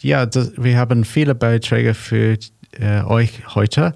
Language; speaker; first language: German; non-native, learner; English